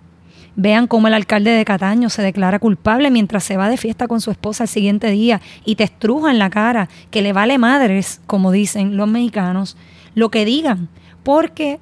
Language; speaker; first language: Spanish; native; Spanish